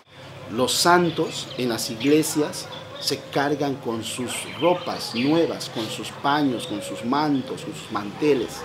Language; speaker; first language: Spanish; native; Spanish